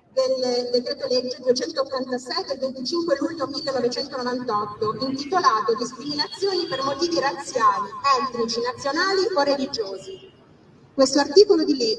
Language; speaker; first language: Italian; native; Italian